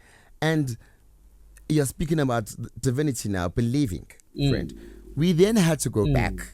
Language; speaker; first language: English; non-native, local second language; Zulu